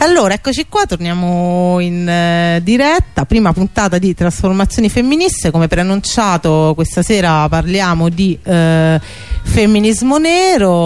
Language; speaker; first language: Italian; native; Italian